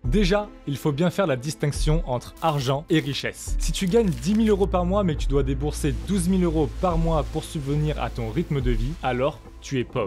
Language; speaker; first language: French; native; French